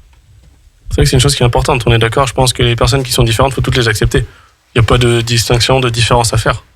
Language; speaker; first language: French; native; French